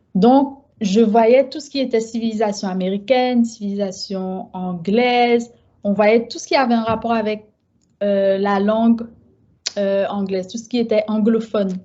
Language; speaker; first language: French; native; French